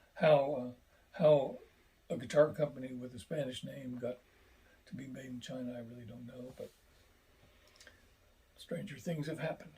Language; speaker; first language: English; native; English